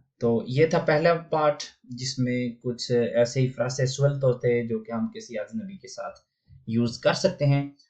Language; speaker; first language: Urdu; non-native, local second language; Punjabi